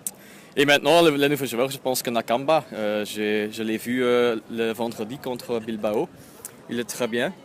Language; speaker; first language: French; non-native, local second language; Dutch